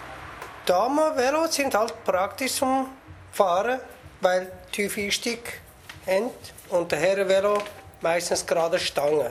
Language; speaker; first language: German; non-native, fluent; Kurdish